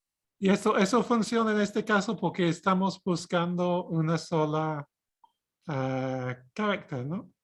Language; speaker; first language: Spanish; non-native, fluent; English